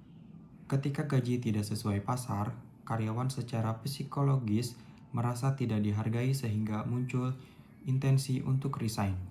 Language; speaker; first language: Indonesian; native; Indonesian